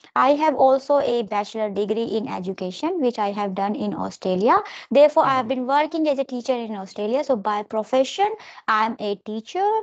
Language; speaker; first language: English; non-native, local second language; Hindi